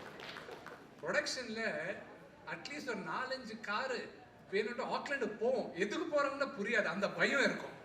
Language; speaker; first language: Tamil; non-native, local second language; Telugu